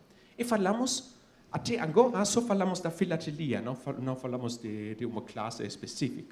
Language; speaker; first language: Portuguese; non-native, fluent; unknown